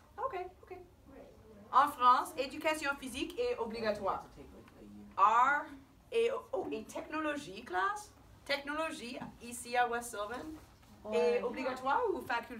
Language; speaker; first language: French; non-native, fluent; English